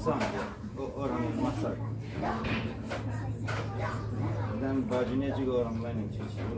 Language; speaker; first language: Indonesian; non-native, learner; Persian